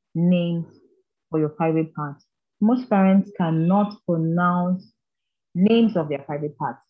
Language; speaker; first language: English; non-native, local second language; Igbo